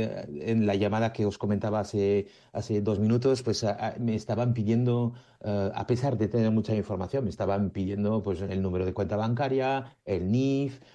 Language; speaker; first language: Spanish; native; Spanish